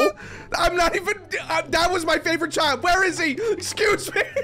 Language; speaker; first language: English; native; English